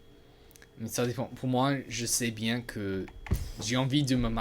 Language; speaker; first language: French; non-native, learner; English